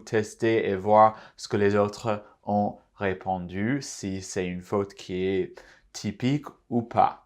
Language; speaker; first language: French; non-native, fluent; English